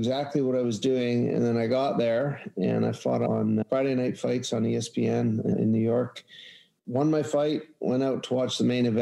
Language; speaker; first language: English; native; English